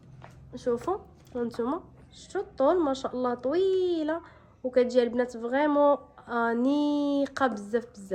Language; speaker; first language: Arabic; native; Arabic